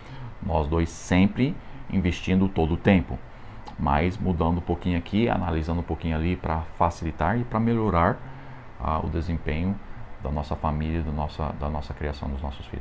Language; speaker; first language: Portuguese; non-native, fluent; English